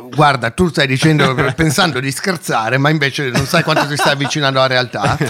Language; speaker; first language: Italian; native; Italian